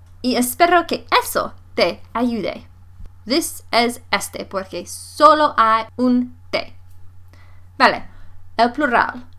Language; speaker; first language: Spanish; non-native, fluent; English